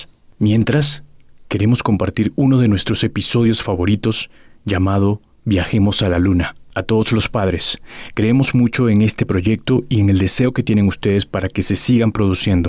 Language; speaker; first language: Spanish; native; Spanish